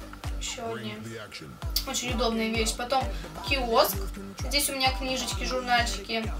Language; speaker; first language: Russian; native; Russian